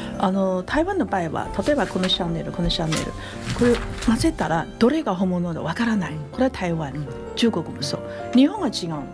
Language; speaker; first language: Japanese; non-native, fluent; Chinese